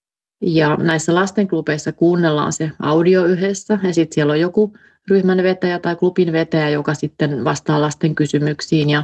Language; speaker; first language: Finnish; native; Finnish